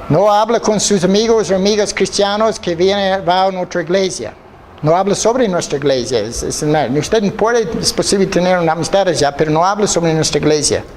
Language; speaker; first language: Spanish; non-native, fluent; English